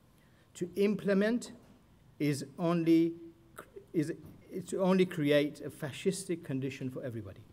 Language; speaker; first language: English; non-native, fluent; Persian